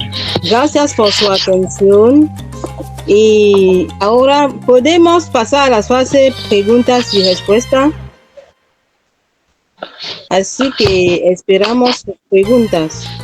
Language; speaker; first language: Spanish; non-native, fluent; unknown